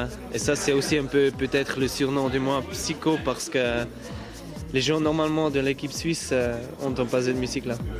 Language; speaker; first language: French; non-native, local second language; German